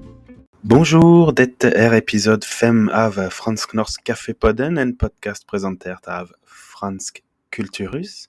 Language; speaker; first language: Norwegian; non-native, fluent; French